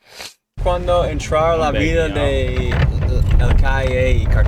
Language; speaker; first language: Spanish; non-native, learner; English